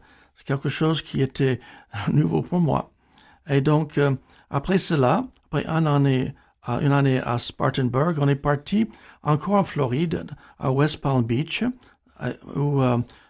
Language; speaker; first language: French; non-native, fluent; English